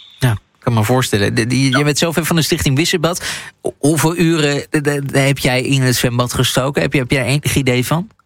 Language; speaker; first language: Dutch; native; Dutch